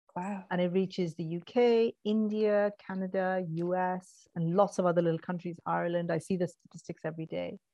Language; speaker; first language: English; non-native, local second language; Malayalam